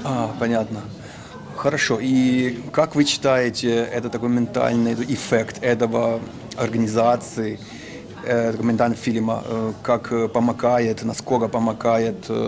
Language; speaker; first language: Russian; non-native, learner; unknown